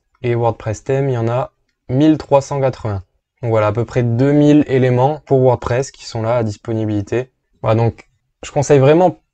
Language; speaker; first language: French; native; French